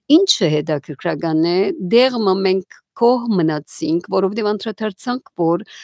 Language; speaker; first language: Armenian; native; Armenian